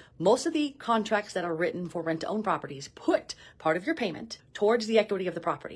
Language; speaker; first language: English; native; English